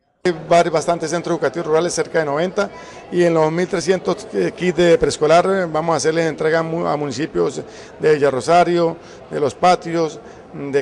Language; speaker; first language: Spanish; native; Spanish